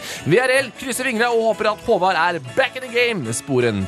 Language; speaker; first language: Norwegian; native; Norwegian